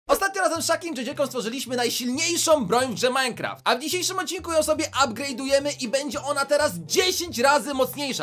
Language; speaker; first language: Polish; native; Polish